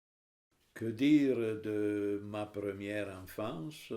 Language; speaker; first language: French; non-native, fluent; Italian